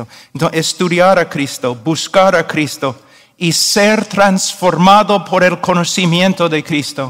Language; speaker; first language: Spanish; non-native, fluent; English